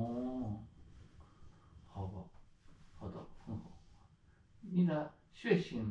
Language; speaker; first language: Chinese; non-native, learner; Japanese